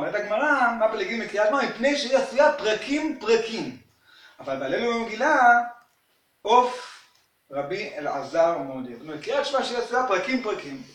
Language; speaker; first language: Hebrew; native; Hebrew